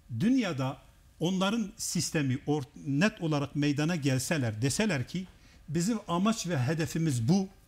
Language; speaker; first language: Turkish; non-native, local second language; Kurdish